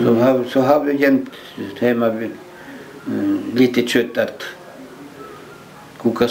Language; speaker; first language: Swedish; early bilingual, heritage; Swedish